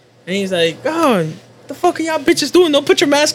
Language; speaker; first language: English; early bilingual, other home language; Spanish